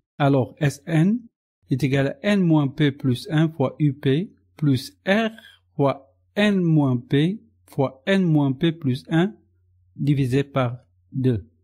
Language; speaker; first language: French; non-native, local second language; Arabic